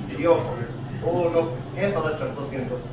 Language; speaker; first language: Spanish; non-native, learner; English